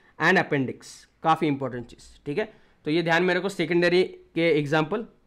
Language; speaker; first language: Hindi; non-native, local second language; Marathi